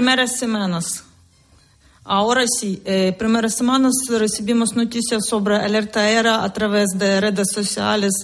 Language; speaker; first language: Spanish; non-native, learner; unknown